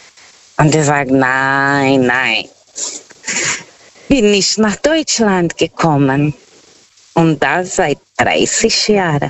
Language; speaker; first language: German; non-native, learner; Portuguese